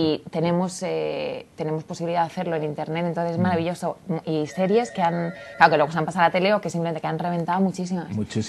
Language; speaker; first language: Spanish; native; Spanish